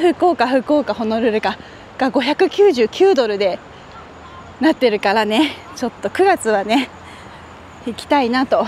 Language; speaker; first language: Japanese; native; Japanese